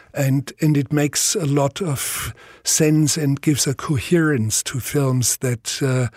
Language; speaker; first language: English; non-native, fluent; German